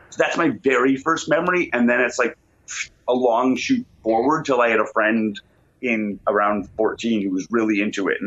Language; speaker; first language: English; native; English